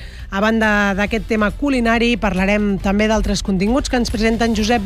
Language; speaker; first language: Catalan; native; Catalan